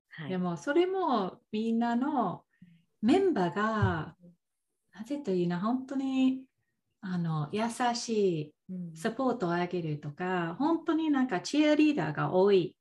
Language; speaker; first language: Japanese; non-native, fluent; English